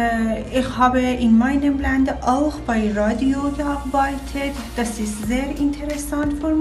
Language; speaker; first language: German; non-native, learner; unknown